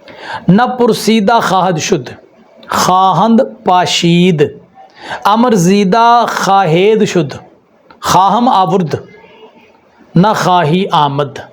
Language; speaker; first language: Persian; non-native, fluent; Urdu